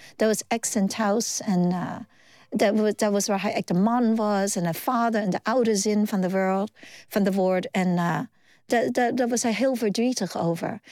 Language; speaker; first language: Dutch; non-native, fluent; Cantonese